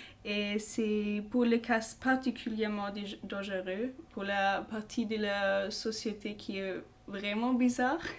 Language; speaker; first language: French; non-native, learner; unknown